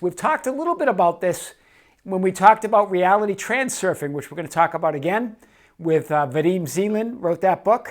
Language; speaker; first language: English; native; English